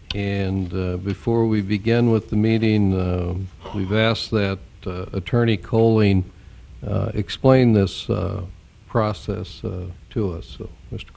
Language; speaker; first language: English; native; English